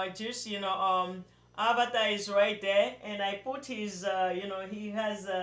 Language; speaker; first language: English; non-native, local second language; Yoruba